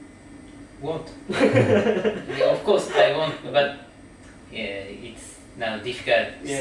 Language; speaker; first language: English; non-native, learner; Japanese